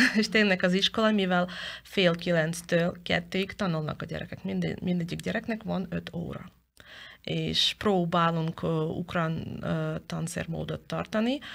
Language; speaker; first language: Hungarian; non-native, fluent; Ukrainian